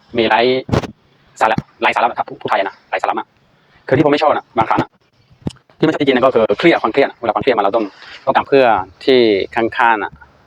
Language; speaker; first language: Thai; non-native, fluent; Burmese